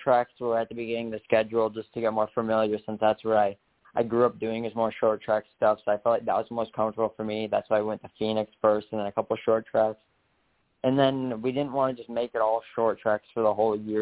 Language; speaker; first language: English; native; English